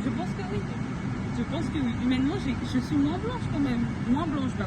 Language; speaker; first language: French; native; French